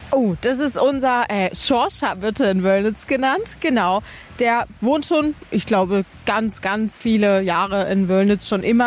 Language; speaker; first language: German; native; German